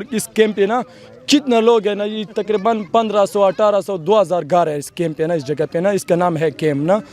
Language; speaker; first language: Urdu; non-native, local second language; Pashto